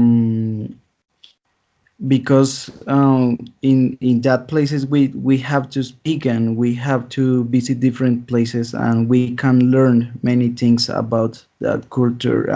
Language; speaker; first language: English; non-native, learner; Spanish